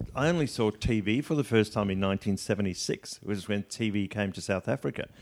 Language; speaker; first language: English; native; English